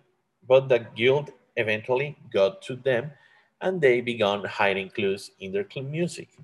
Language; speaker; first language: English; non-native, learner; Spanish